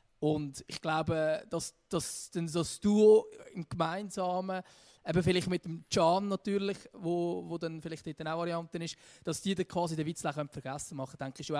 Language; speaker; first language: German; native; German